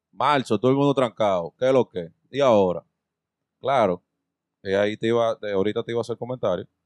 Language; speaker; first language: Spanish; native; Spanish